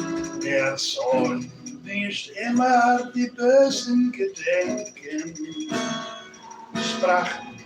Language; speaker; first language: German; non-native, learner; English